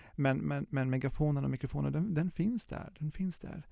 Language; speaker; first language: Swedish; early bilingual, other home language; Arabic